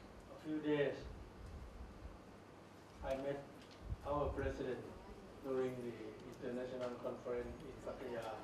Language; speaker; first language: English; non-native, learner; Thai